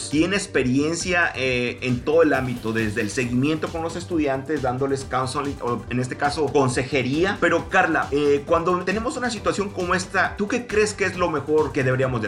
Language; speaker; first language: Spanish; native; Spanish